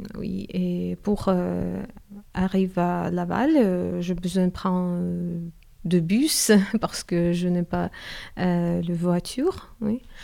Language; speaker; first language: French; non-native, learner; Ukrainian